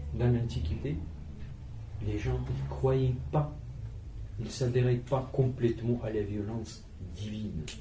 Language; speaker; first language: French; non-native, fluent; Russian